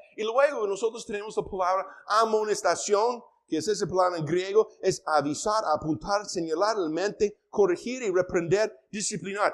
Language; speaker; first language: Spanish; non-native, fluent; English